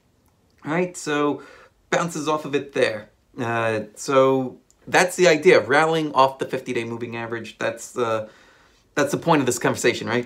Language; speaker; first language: English; native; English